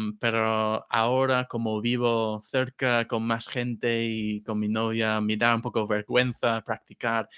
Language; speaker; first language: Spanish; non-native, fluent; English